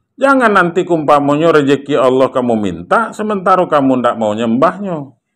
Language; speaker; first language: Indonesian; non-native, local second language; Minangkabau